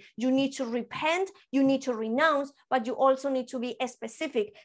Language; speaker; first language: English; early bilingual, other home language; Spanish